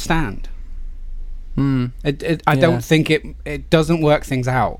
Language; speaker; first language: English; native; English